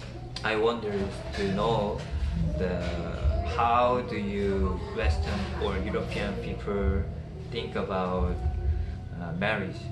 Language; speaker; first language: English; non-native, learner; Korean